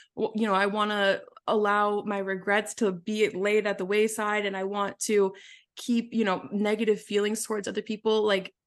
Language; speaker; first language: English; native; English